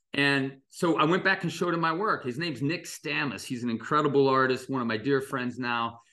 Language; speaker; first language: English; native; English